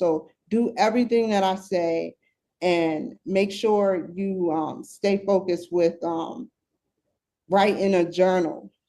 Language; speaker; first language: English; native; English